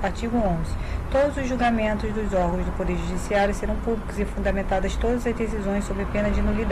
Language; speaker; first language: Portuguese; native; Portuguese